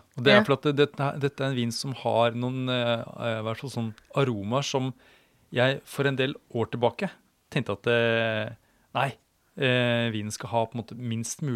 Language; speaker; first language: Norwegian; native; Norwegian